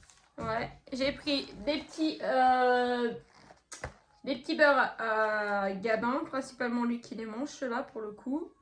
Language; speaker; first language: French; native; French